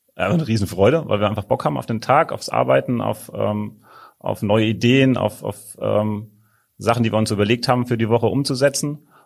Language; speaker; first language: German; native; German